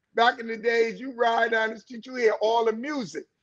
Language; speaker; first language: English; native; English